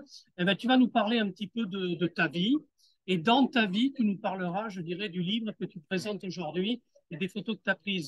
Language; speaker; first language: French; native; French